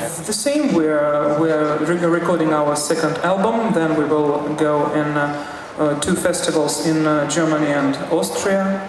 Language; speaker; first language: English; non-native, fluent; Russian